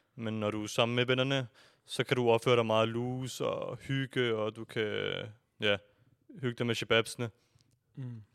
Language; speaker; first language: Danish; early bilingual, other home language; Urdu